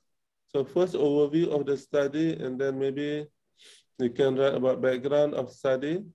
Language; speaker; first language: English; non-native, local second language; Malay